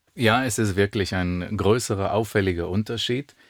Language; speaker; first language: German; non-native, fluent; Hebrew